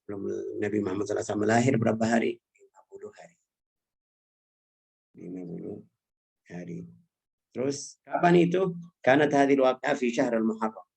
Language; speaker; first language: Indonesian; non-native, fluent; Arabic